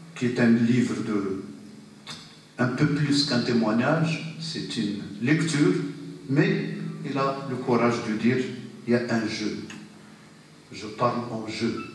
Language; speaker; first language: French; non-native, local second language; Arabic